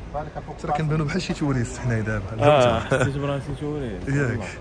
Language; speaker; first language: Arabic; native; Arabic